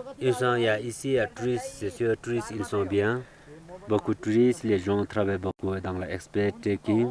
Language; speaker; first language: French; non-native, learner; Sherpa